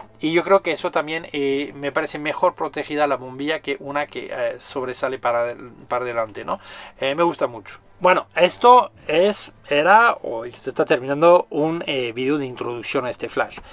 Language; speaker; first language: Spanish; non-native, fluent; French